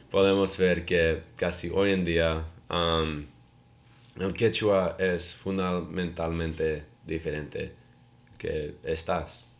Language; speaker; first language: Spanish; non-native, learner; English